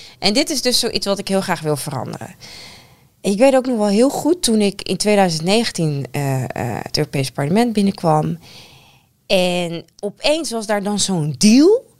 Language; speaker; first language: Dutch; native; Dutch